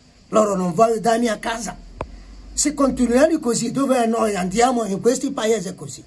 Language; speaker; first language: Italian; non-native, learner; Igbo